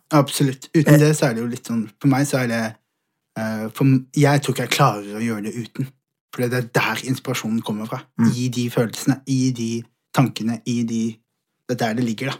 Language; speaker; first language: Norwegian; early bilingual, other home language; Somali